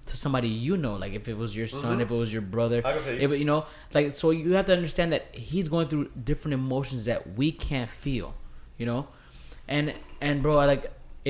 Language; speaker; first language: English; native; English